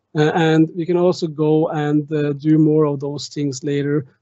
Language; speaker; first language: English; non-native, fluent; German